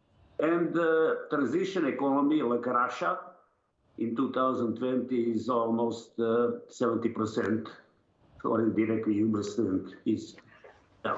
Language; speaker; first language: English; non-native, learner; Serbian